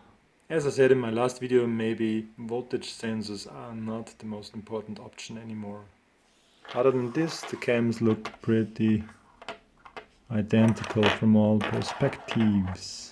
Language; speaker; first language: English; non-native, fluent; German